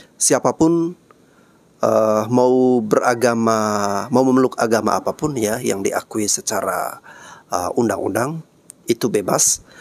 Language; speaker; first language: Indonesian; native; Indonesian